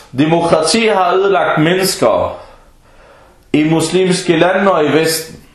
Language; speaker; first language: Danish; early bilingual, other home language; Arabic